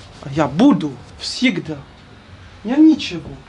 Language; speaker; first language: Russian; non-native, learner; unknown